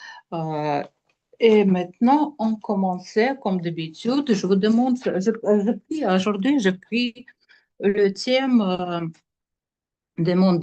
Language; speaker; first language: French; non-native, learner; Russian